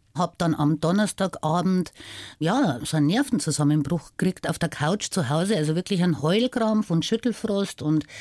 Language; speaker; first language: German; native; German